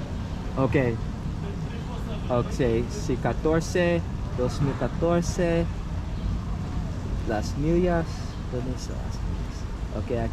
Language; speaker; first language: Spanish; non-native, learner; English